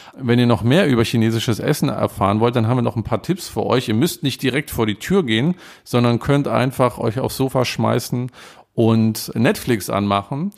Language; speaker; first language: German; native; German